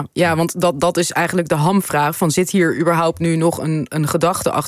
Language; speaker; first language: Dutch; native; Dutch